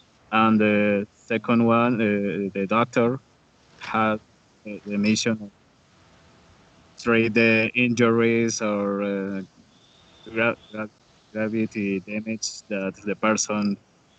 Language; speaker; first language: English; non-native, learner; Spanish